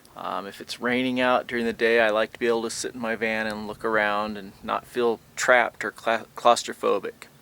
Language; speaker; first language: English; native; English